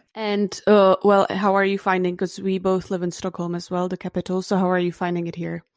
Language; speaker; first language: English; non-native, fluent; Czech